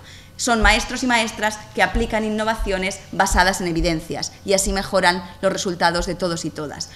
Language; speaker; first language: Spanish; native; Spanish